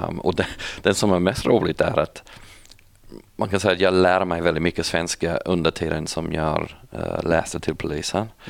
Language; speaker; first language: Swedish; non-native, fluent; English